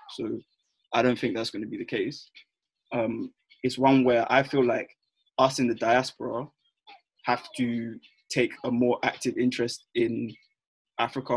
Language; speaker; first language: English; native; English